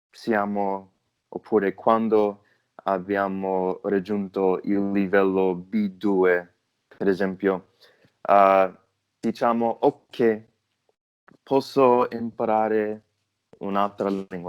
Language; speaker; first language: Italian; non-native, learner; English